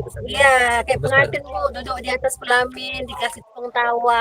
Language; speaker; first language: Malay; native; Malay